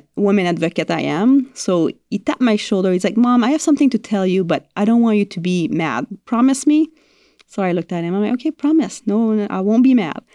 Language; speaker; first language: English; non-native, fluent; French